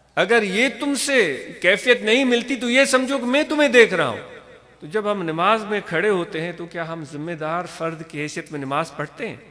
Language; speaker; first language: Urdu; non-native, local second language; Sindhi